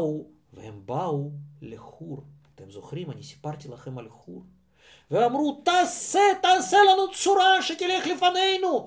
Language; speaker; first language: Hebrew; non-native, fluent; Russian